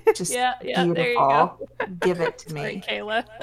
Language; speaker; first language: English; native; English